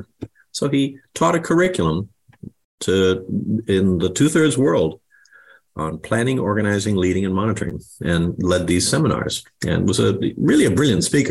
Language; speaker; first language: English; native; English